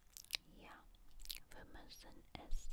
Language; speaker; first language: German; non-native, learner; English